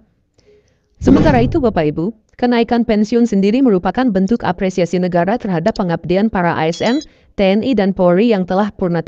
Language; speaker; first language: Indonesian; native; Indonesian